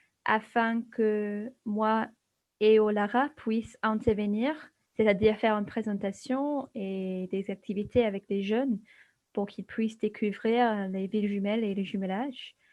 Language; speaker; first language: French; non-native, fluent; English